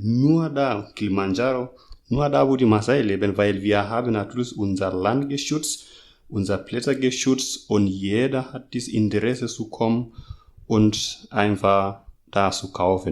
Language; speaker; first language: German; non-native, learner; Masai